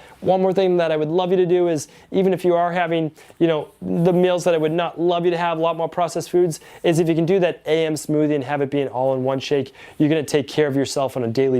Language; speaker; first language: English; native; English